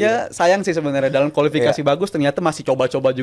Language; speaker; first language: Indonesian; native; Indonesian